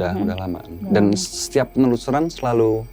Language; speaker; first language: Indonesian; native; Indonesian